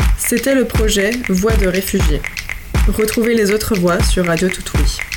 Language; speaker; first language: French; native; French